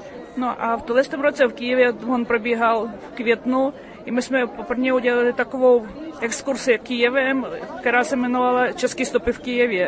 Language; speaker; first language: Czech; early bilingual, heritage; Czech